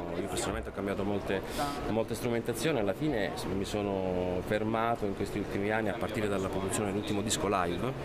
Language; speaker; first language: Italian; native; Italian